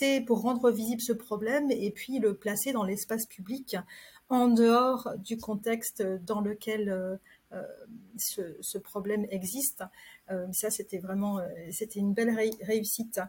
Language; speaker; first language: French; native; French